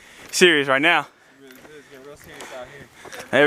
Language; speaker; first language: English; native; English